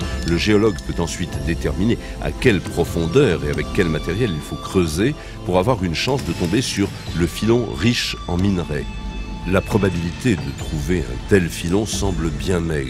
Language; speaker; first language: French; native; French